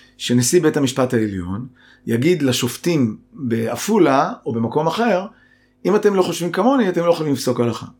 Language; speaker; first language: Hebrew; native; Hebrew